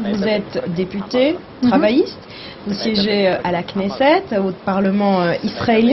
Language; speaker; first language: French; native; French